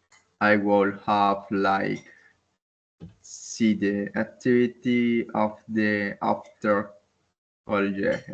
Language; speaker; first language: English; non-native, learner; Spanish